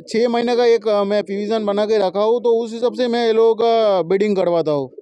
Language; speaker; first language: Hindi; non-native, local second language; Bangla